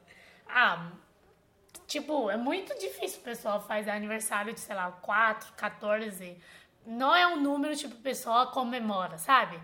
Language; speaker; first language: Portuguese; non-native, fluent; Chinese